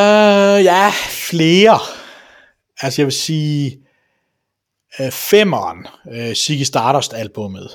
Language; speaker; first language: Danish; native; Danish